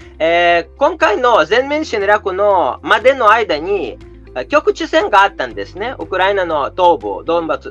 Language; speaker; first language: Japanese; non-native, fluent; Russian